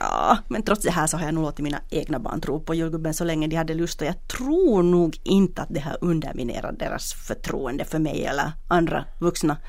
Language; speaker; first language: Swedish; native; Swedish